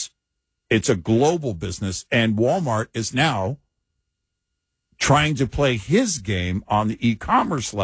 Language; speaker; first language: English; native; English